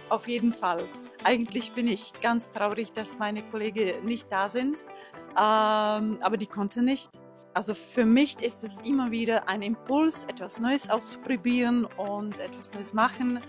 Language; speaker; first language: German; non-native, fluent; Slovak